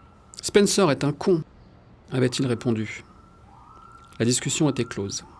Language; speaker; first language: French; native; French